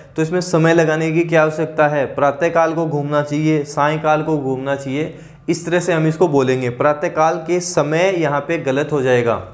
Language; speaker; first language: Hindi; native; Hindi